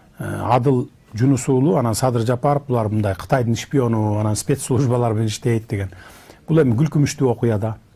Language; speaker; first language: Kyrgyz; native; Kyrgyz